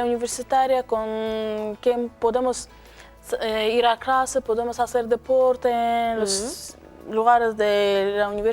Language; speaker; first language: Spanish; non-native, learner; Azerbaijani